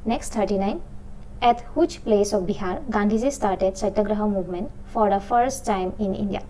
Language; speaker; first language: English; non-native, local second language; Assamese